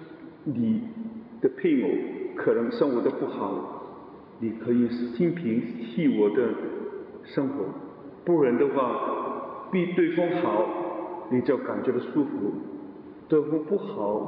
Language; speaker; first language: Chinese; non-native, local second language; Cantonese